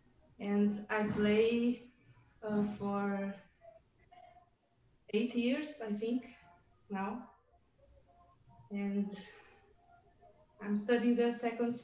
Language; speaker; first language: English; non-native, learner; Portuguese